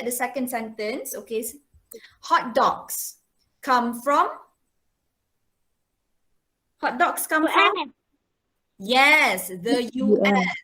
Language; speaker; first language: English; non-native, local second language; Malay